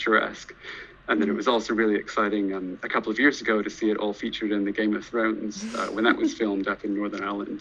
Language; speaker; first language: English; native; English